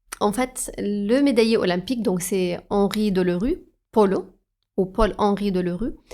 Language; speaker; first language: French; non-native, fluent; Arabic